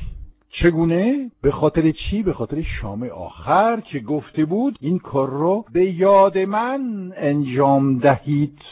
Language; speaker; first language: Persian; non-native, fluent; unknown